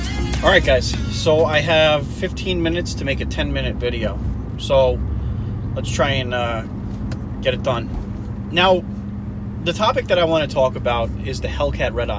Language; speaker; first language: English; native; English